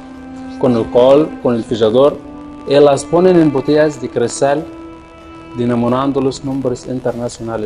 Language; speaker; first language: Spanish; non-native, fluent; Arabic